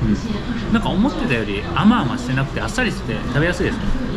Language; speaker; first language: Japanese; native; Japanese